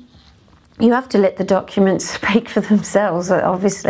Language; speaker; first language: English; native; English